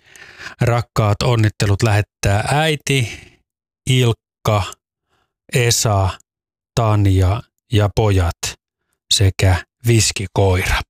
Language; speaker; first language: Finnish; native; Finnish